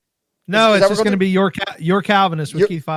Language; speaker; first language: English; native; English